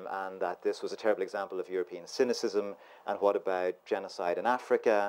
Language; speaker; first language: English; native; English